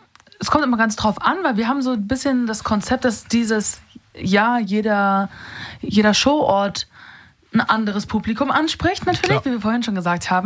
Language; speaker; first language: German; native; German